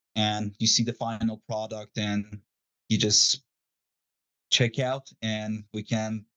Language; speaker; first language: English; non-native, fluent; Persian